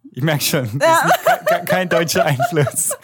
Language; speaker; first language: German; native; German